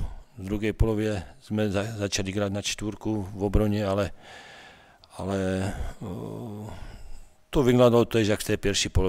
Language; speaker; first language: Polish; non-native, learner; Czech